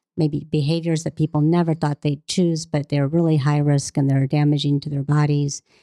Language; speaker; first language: English; early bilingual, other home language; Hindi